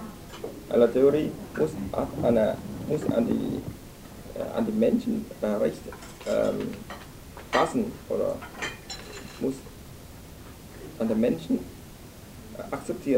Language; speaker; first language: German; non-native, fluent; Vietnamese